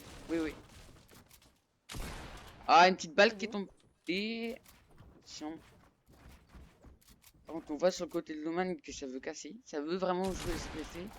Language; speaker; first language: French; native; French